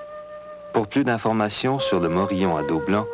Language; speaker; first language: French; native; French